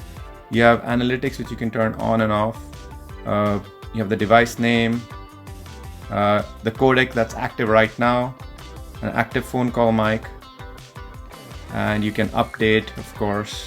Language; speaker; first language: English; non-native, fluent; Dutch